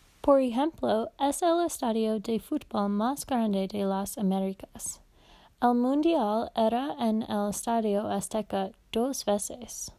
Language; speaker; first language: Spanish; non-native, learner; English